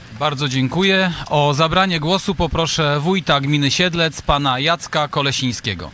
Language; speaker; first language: Polish; native; Polish